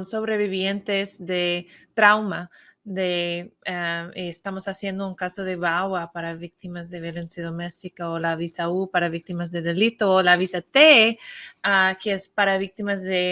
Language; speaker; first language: Spanish; non-native, fluent; English